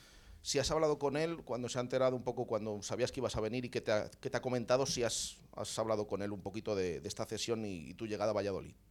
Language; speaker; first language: Spanish; native; Spanish